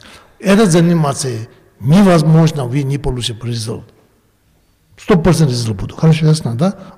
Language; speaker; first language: Russian; non-native, learner; Tibetan